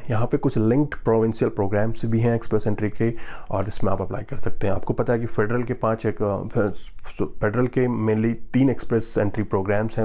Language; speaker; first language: Hindi; native; Hindi